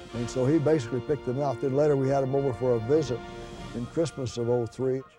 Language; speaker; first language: English; native; English